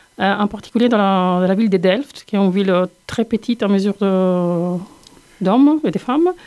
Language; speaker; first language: French; non-native, fluent; Italian